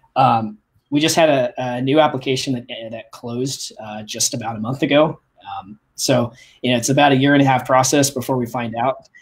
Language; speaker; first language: English; native; English